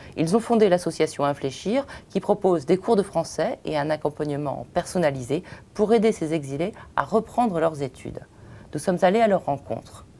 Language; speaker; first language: French; native; French